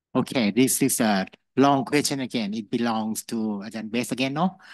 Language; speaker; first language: English; non-native, fluent; Thai